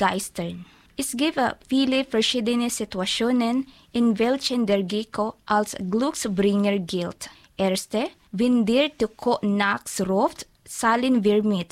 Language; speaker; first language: German; non-native, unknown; Filipino